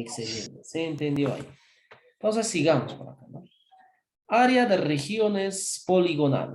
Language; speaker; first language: Spanish; native; Spanish